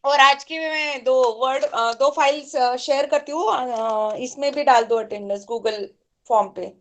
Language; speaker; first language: Hindi; non-native, local second language; Marathi